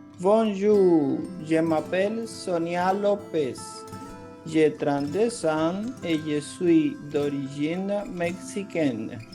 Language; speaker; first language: French; non-native, fluent; Spanish